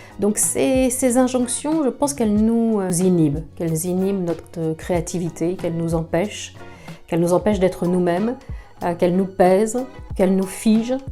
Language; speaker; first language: French; native; French